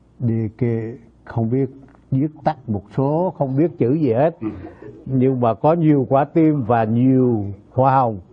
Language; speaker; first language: Vietnamese; native; Vietnamese